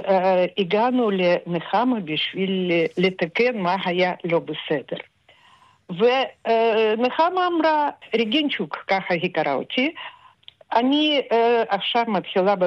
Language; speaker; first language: Hebrew; non-native, fluent; Russian